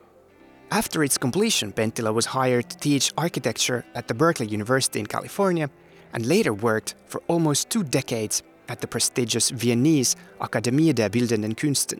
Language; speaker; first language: English; non-native, fluent; Finnish